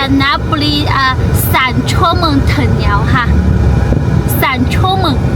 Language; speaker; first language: Thai; non-native, learner; Chinese